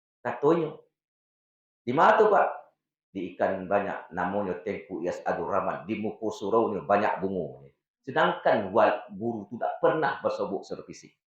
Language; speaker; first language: Malay; non-native, local second language; Minangkabau